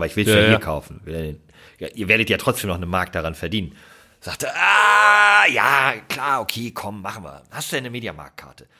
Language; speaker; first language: German; native; German